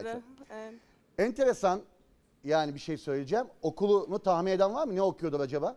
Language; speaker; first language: Turkish; native; Turkish